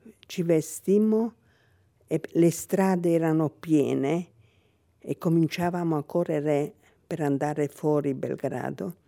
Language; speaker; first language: Italian; non-native, fluent; Hungarian